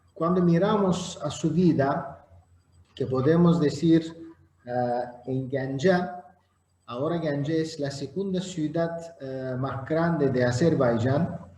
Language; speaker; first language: Spanish; non-native, fluent; Azerbaijani